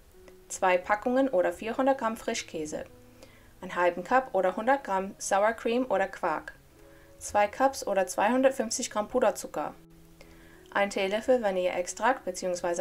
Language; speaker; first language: German; non-native, fluent; English